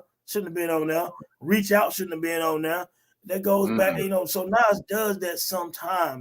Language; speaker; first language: English; native; English